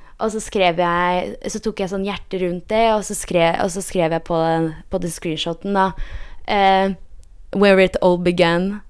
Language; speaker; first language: Norwegian; early bilingual, other home language; Polish